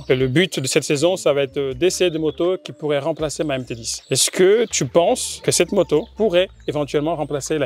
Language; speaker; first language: French; native; French